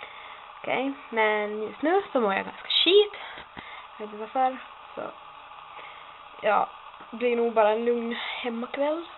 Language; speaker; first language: Swedish; non-native, local second language; Finnish